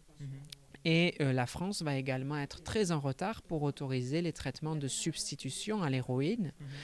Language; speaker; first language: French; native; French